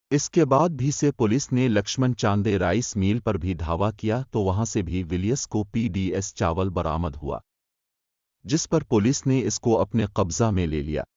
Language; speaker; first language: Urdu; native; Urdu